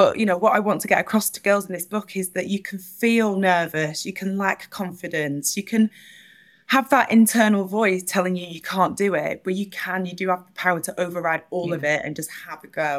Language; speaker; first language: English; native; English